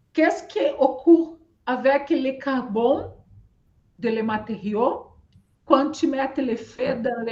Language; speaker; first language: French; non-native, learner; Portuguese